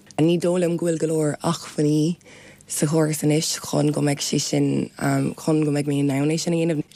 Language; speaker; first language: Irish; non-native, local second language; English